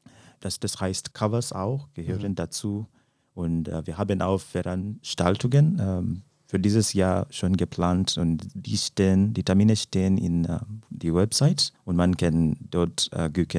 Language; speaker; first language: German; non-native, fluent; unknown